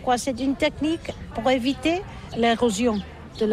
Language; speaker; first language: French; non-native, learner; Catalan